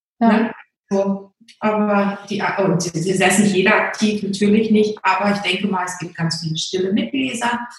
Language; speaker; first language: German; native; German